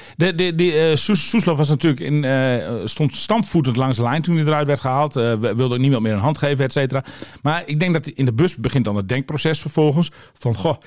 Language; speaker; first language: Dutch; native; Dutch